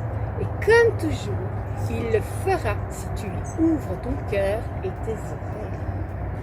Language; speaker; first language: French; native; French